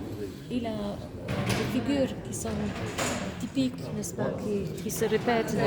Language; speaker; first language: French; non-native, fluent; Slovenian